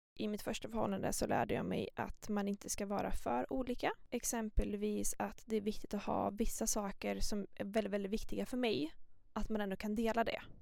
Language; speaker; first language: Swedish; early bilingual, other home language; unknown